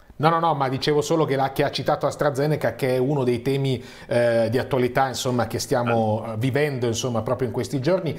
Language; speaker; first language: Italian; native; Italian